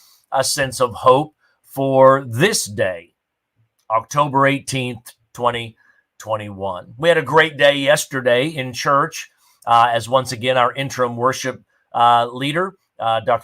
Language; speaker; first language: English; native; English